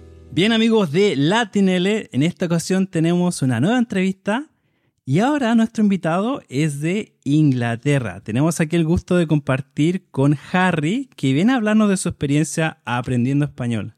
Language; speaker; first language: Spanish; native; Spanish